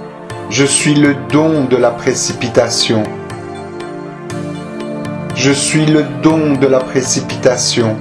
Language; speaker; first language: French; native; French